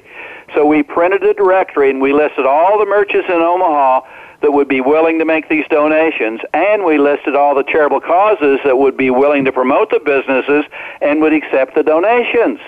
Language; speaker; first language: English; native; English